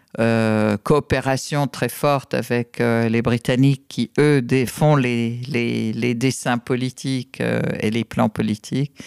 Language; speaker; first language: French; non-native, fluent; Arabic